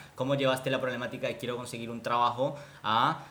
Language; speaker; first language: Spanish; native; Spanish